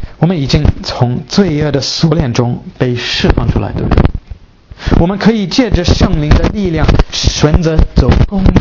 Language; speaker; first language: Chinese; non-native, fluent; English